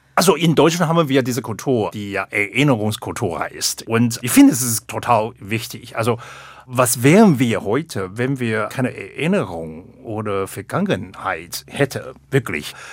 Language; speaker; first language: German; non-native, fluent; Chinese